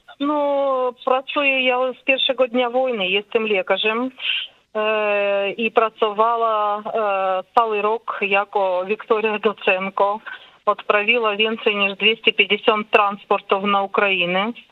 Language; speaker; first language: Polish; non-native, learner; Ukrainian